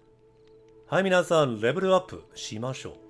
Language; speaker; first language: Japanese; non-native, fluent; English